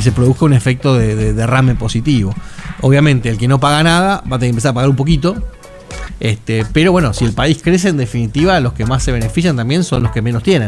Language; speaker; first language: Spanish; native; Spanish